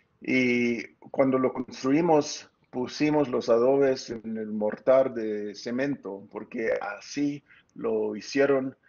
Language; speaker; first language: Spanish; early bilingual, heritage; Spanish